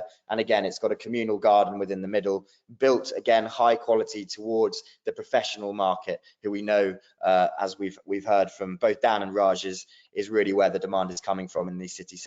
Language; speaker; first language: English; native; English